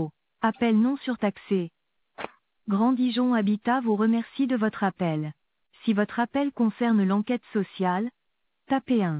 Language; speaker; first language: French; native; French